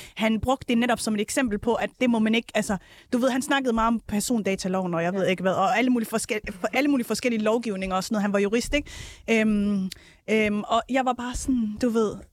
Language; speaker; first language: Danish; early bilingual, other home language; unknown